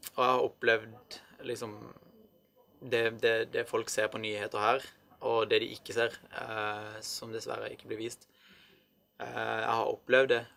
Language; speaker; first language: Norwegian; early bilingual, other home language; Arabic